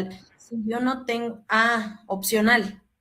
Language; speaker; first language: Spanish; native; Spanish